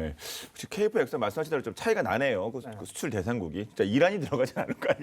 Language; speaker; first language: Korean; native; Korean